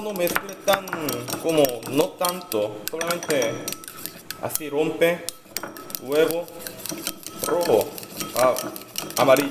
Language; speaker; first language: Spanish; non-native, learner; Korean